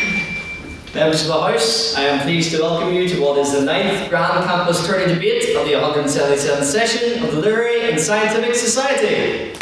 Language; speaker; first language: English; native; English